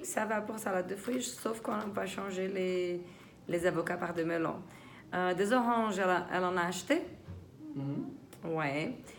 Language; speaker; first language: French; non-native, fluent; Portuguese